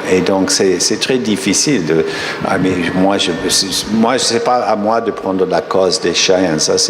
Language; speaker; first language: French; non-native, fluent; English